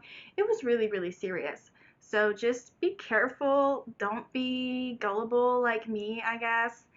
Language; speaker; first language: English; native; English